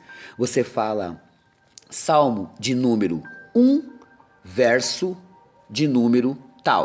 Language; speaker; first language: Portuguese; native; Portuguese